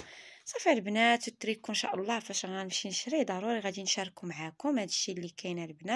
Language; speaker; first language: Arabic; native; Arabic